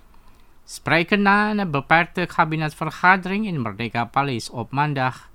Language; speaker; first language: Dutch; non-native, fluent; Indonesian